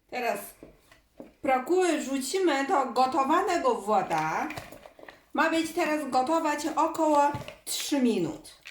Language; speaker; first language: Polish; non-native, learner; Chinese